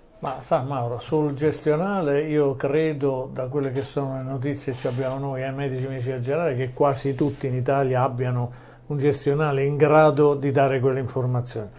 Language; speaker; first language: Italian; native; Italian